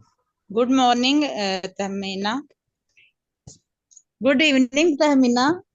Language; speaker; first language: English; non-native, learner; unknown